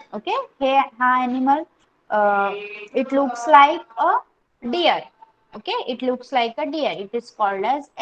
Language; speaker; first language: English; non-native, local second language; Marathi